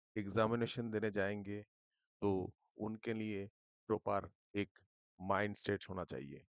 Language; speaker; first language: Hindi; non-native, local second language; Bangla